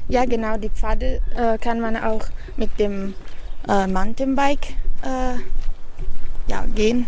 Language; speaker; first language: German; non-native, fluent; Italian